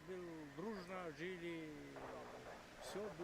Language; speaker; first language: Russian; non-native, local second language; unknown